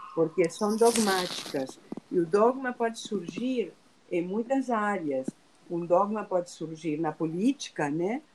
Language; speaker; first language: Portuguese; non-native, fluent; Spanish